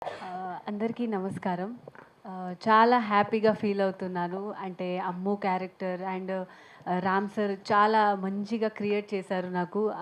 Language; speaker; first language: Telugu; non-native, learner; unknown